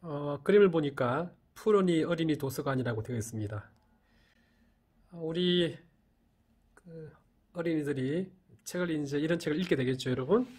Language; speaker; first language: Korean; native; Korean